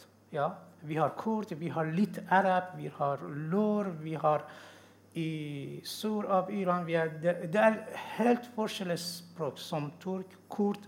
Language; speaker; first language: Norwegian; non-native, learner; Persian